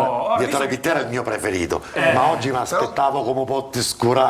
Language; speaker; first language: Italian; native; Italian